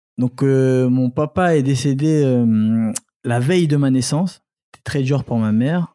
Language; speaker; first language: French; early bilingual, other home language; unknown